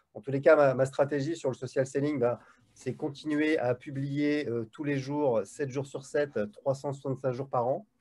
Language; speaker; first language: French; native; French